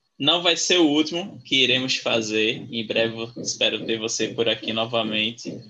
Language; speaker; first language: Portuguese; native; Portuguese